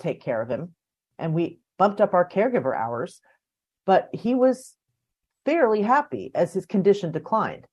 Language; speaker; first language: English; native; English